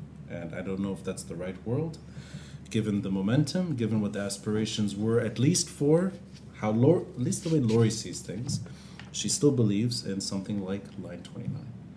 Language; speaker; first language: English; non-native, local second language; Arabic